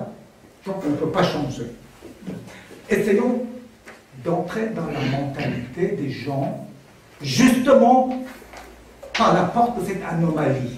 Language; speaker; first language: French; non-native, fluent; Armenian